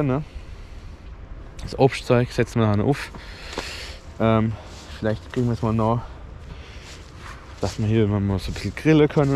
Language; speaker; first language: German; native; German